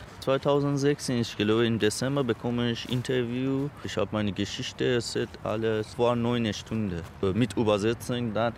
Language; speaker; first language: German; non-native, learner; Azerbaijani